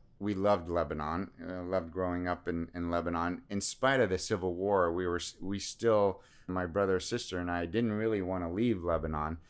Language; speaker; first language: English; early bilingual, other home language; Assyrian Neo-Aramaic